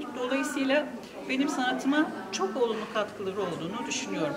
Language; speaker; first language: Turkish; native; Turkish